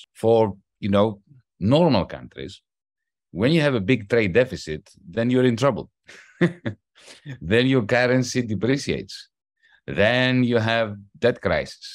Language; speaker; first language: English; non-native, fluent; Greek